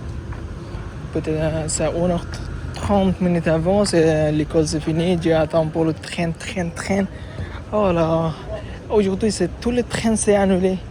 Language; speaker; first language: French; non-native, learner; Bangla